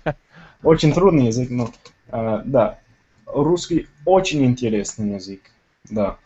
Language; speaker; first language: Russian; non-native, learner; Tamil